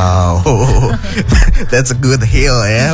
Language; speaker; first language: English; non-native, learner; Indonesian